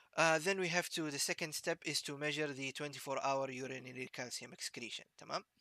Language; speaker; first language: English; non-native, fluent; Arabic